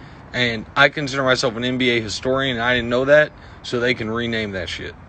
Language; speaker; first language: English; native; English